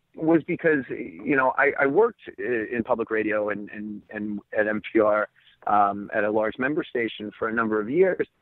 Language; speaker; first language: English; native; English